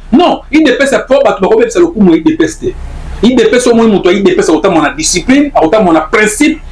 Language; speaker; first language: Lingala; native; Lingala